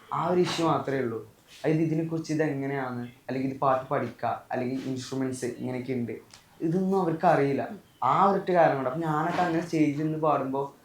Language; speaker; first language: Malayalam; native; Malayalam